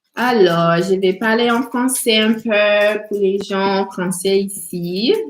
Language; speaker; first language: French; non-native, learner; English